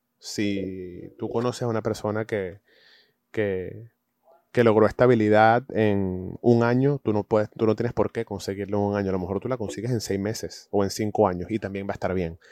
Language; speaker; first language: Spanish; native; Spanish